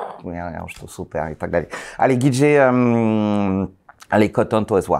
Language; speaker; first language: Polish; non-native, learner; French